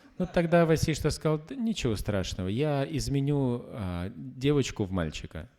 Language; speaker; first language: Russian; native; Russian